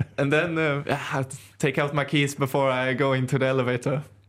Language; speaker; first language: English; non-native, fluent; Swedish